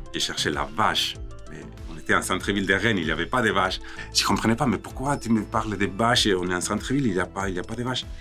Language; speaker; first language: French; non-native, fluent; Spanish